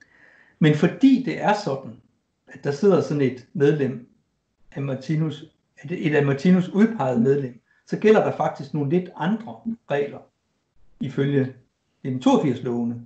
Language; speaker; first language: Danish; native; Danish